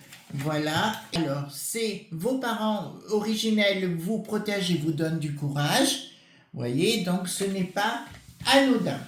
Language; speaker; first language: French; native; French